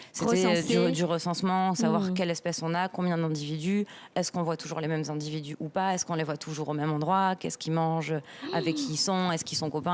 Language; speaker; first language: French; native; French